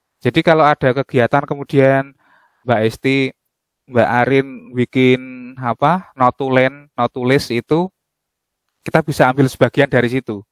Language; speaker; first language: Indonesian; native; Indonesian